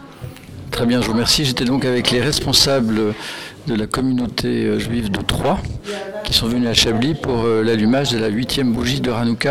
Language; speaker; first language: French; native; French